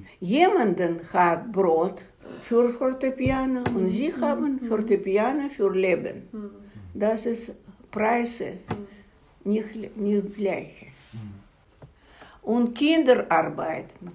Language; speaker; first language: German; non-native, learner; Russian